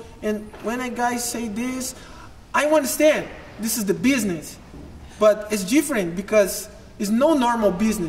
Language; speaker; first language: English; non-native, learner; Portuguese